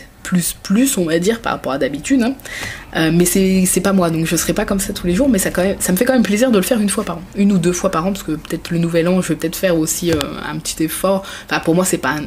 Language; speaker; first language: French; native; French